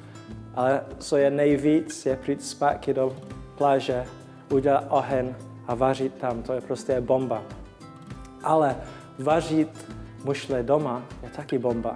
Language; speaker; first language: Czech; non-native, learner; English